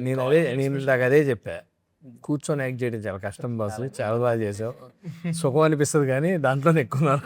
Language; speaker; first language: Telugu; native; Telugu